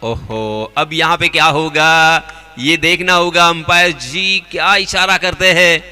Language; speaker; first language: Hindi; non-native, local second language; Marathi